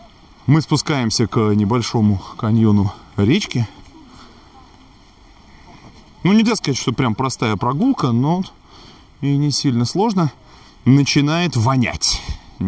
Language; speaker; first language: Russian; native; Russian